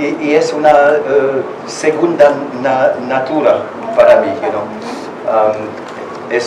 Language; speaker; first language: Spanish; non-native, learner; French